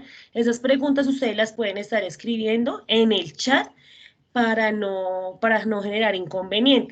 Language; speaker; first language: Spanish; native; Spanish